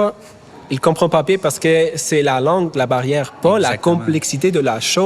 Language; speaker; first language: French; non-native, fluent; German